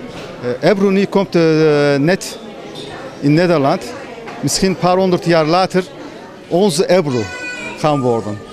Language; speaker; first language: Dutch; non-native, learner; Turkish